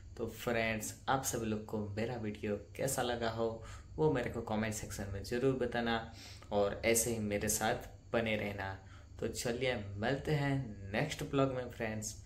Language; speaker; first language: Hindi; non-native, local second language; Gujarati